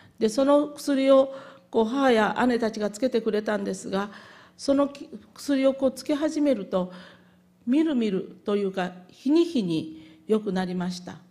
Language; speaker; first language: Japanese; native; Japanese